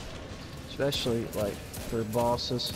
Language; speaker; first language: English; native; English